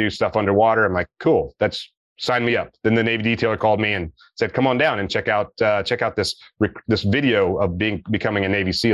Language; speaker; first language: English; native; English